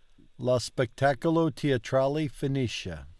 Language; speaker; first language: Italian; non-native, learner; English